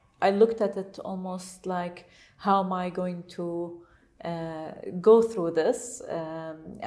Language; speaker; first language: English; non-native, fluent; Arabic